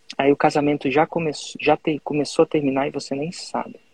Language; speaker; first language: Portuguese; native; Portuguese